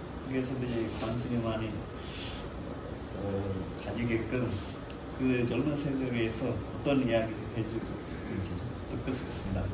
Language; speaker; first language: Korean; non-native, fluent; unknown